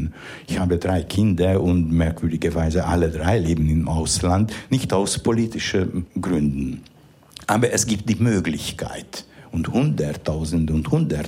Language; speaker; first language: German; non-native, fluent; Hungarian